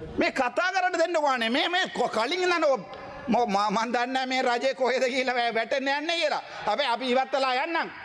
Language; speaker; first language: Sinhala; non-native, local second language; Tamil